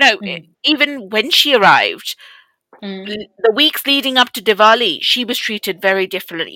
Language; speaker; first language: English; native; English